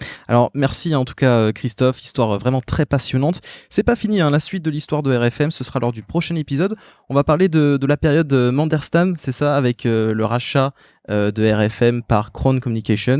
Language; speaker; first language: French; native; French